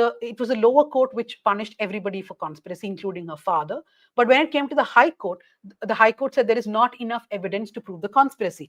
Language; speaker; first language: English; non-native, local second language; Malayalam